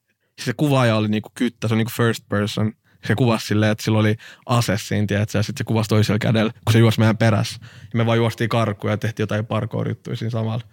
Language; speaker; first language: Finnish; early bilingual, other home language; Arabic